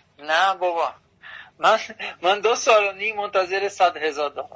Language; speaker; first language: Persian; non-native, learner; Portuguese